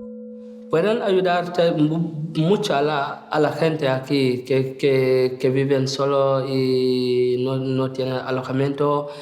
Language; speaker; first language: Spanish; non-native, fluent; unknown